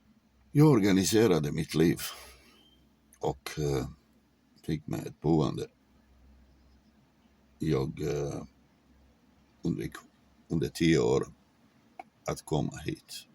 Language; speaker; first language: Swedish; non-native, fluent; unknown